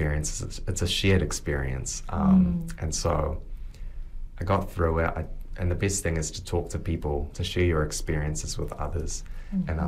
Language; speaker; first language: English; native; English